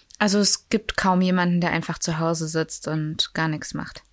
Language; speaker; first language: German; native; German